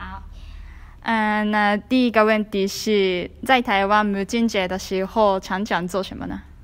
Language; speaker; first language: Chinese; non-native, learner; Japanese